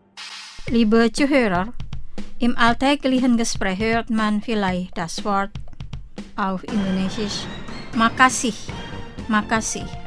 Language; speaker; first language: German; non-native, fluent; Indonesian